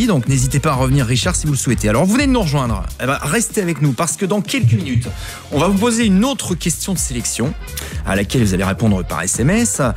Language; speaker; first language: French; native; French